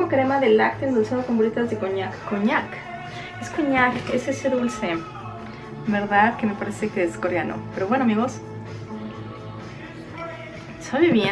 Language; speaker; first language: Spanish; native; Spanish